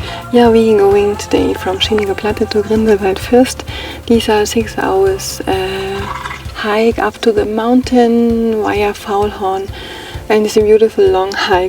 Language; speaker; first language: English; non-native, learner; German